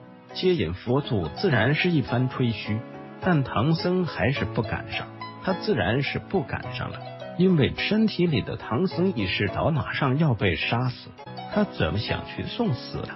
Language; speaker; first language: Chinese; native; Chinese